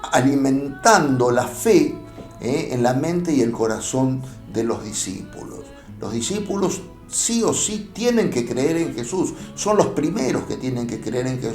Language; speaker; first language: Spanish; native; Spanish